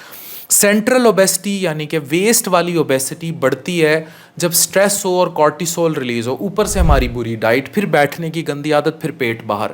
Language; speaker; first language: Urdu; native; Urdu